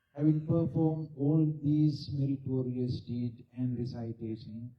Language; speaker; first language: English; non-native, local second language; Sinhala